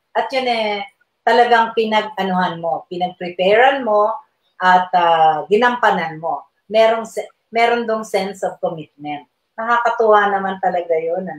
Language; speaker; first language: Filipino; native; Filipino